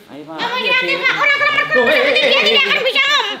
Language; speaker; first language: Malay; non-native, local second language; Javanese